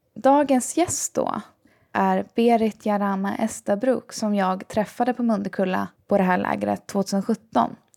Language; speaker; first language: Swedish; native; Swedish